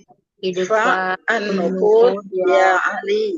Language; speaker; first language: Arabic; non-native, learner; Indonesian